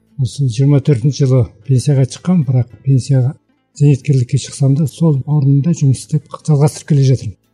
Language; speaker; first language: Kazakh; early bilingual, heritage; Kazakh